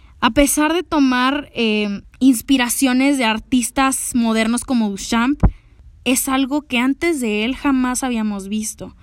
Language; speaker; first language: Spanish; native; Spanish